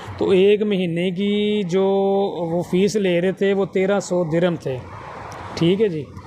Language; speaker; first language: Urdu; non-native, local second language; Punjabi